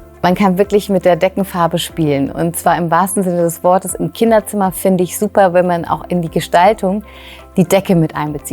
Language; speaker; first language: German; native; German